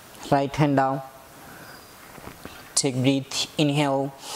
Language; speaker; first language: English; non-native, local second language; Hindi